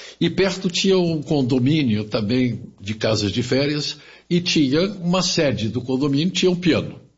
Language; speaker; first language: Portuguese; early bilingual, other home language; German